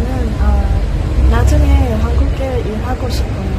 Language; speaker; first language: Korean; non-native, learner; English